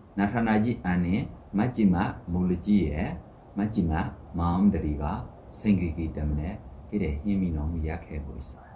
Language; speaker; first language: Korean; non-native, learner; Burmese